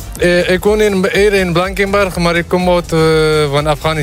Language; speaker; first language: Dutch; non-native, learner; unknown